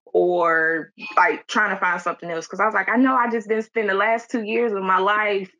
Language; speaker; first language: English; native; English